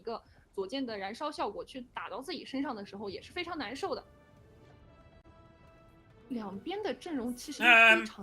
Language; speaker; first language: Chinese; native; Chinese